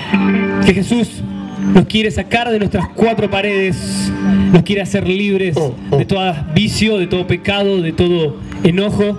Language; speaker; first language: Spanish; native; Spanish